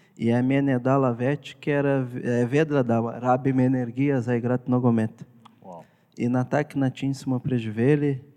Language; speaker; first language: Slovenian; non-native, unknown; Portuguese